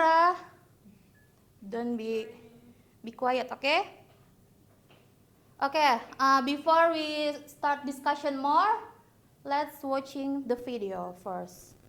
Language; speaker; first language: English; non-native, learner; Indonesian